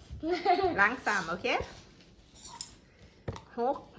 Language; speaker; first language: German; non-native, learner; Thai